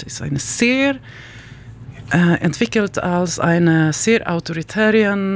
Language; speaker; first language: German; non-native, learner; Swedish